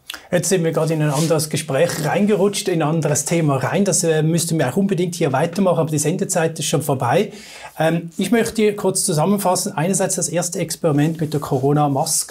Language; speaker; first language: German; native; German